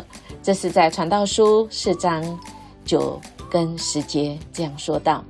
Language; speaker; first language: Chinese; native; Chinese